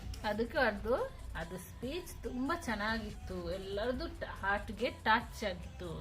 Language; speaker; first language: Kannada; non-native, local second language; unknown